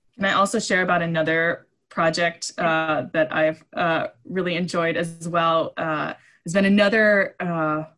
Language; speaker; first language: English; native; English